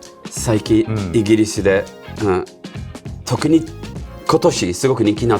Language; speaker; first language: Japanese; non-native, learner; English